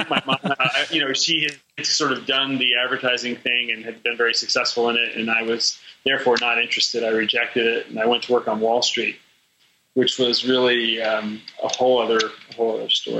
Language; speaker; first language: English; native; English